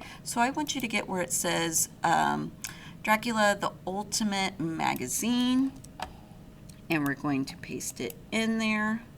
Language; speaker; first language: English; native; English